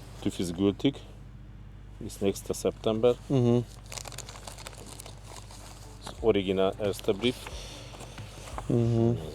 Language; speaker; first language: German; non-native, learner; Hungarian